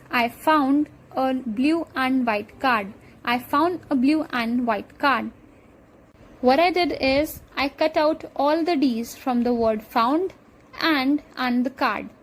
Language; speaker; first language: English; non-native, local second language; Hindi